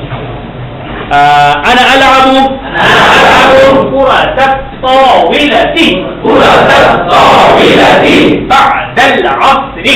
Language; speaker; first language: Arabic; non-native, fluent; Bangla